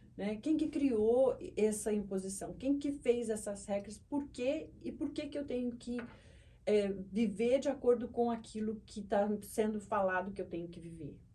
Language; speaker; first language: Portuguese; native; Portuguese